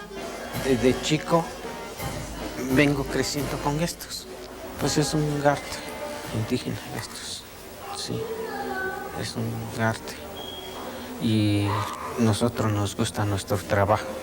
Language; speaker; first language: Spanish; non-native, local second language; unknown